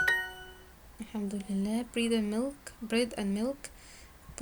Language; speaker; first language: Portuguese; non-native, learner; Arabic